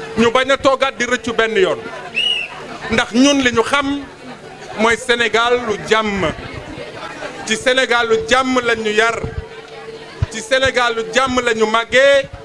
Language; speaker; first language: Wolof; native; Wolof